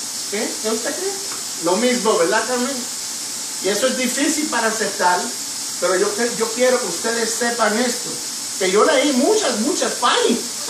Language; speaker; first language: Spanish; early bilingual, heritage; Spanish